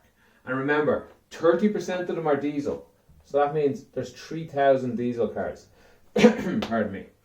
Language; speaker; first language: English; native; English